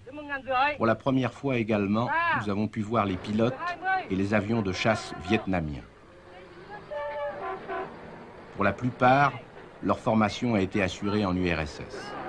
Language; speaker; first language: French; native; French